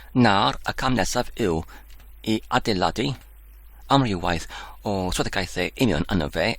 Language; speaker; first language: Welsh; non-native, learner; Dutch